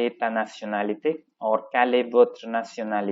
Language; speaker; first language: French; non-native, fluent; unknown